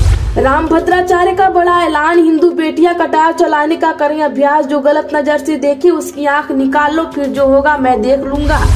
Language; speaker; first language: Hindi; native; Hindi